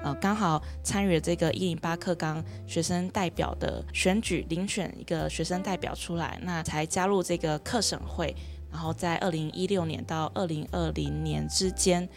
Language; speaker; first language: Chinese; early bilingual, other home language; Vietnamese